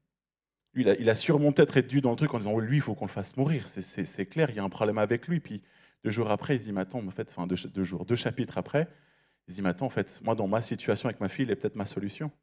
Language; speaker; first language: French; native; French